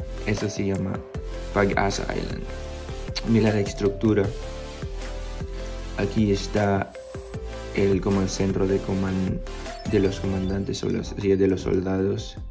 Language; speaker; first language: Spanish; non-native, fluent; Filipino